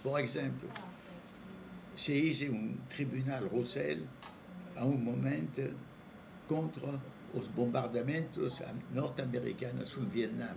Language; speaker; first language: Spanish; non-native, fluent; French